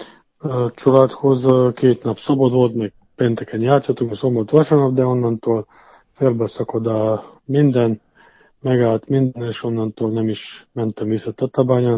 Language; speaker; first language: Hungarian; non-native, fluent; Serbian